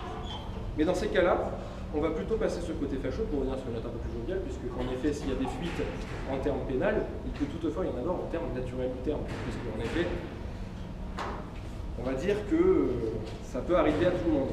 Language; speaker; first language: French; native; French